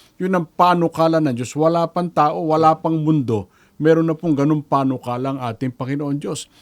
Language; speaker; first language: Filipino; native; Filipino